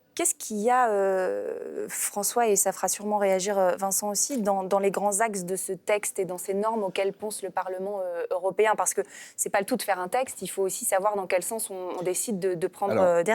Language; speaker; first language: French; native; French